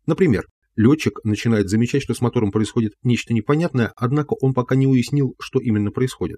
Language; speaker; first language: Russian; native; Russian